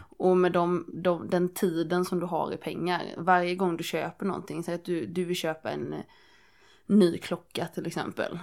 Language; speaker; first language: Swedish; native; Swedish